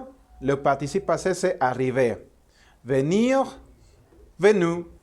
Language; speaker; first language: French; non-native, learner; Spanish